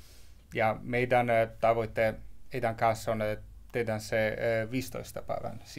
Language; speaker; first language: Finnish; non-native, learner; Italian